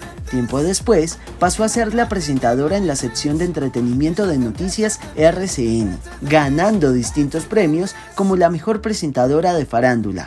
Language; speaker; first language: Spanish; native; Spanish